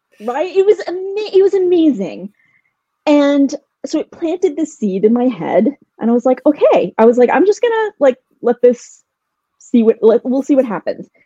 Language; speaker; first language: English; early bilingual, other home language; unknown